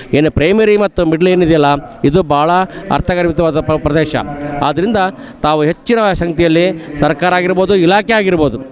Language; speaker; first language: Kannada; native; Kannada